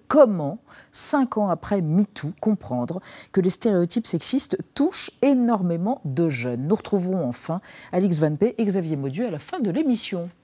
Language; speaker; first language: French; native; French